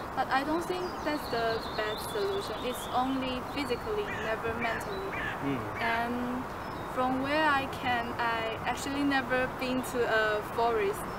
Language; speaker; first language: English; non-native, fluent; Chinese